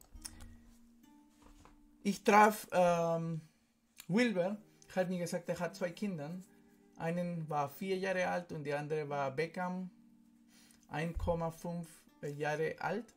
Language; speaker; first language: German; non-native, fluent; Spanish